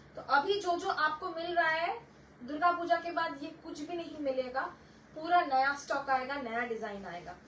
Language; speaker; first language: Hindi; non-native, local second language; Bangla